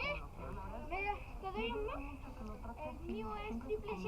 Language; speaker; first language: Spanish; native; Spanish